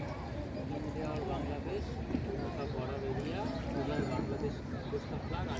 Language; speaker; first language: Hindi; non-native, local second language; Bangla